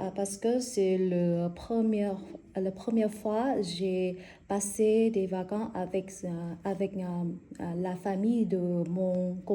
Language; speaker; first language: French; non-native, learner; Vietnamese